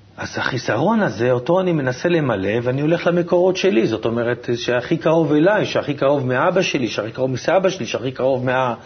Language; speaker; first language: Hebrew; native; Hebrew